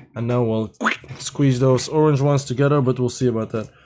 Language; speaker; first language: English; non-native, fluent; Dutch